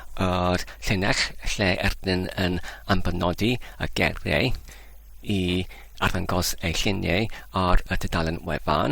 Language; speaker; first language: Welsh; non-native, fluent; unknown